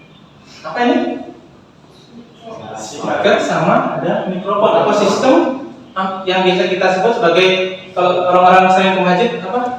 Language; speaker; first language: Indonesian; native; Indonesian